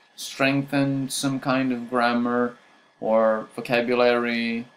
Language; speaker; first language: English; non-native, fluent; Portuguese